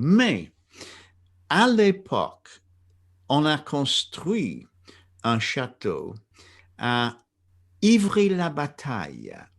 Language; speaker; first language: French; non-native, fluent; English